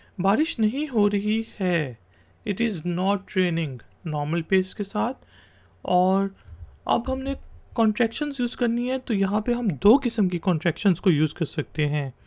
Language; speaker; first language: Urdu; native; Urdu